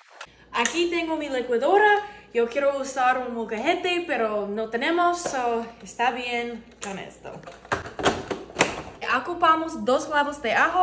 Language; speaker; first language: Spanish; non-native, learner; English